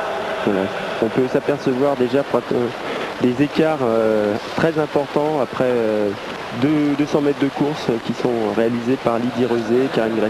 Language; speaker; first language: French; native; French